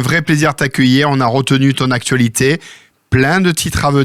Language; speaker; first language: French; native; French